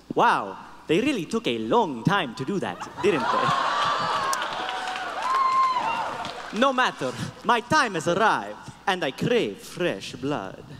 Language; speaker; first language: English; native; English